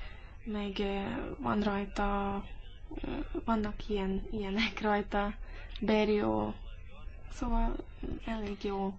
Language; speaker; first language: Hungarian; early bilingual, heritage; English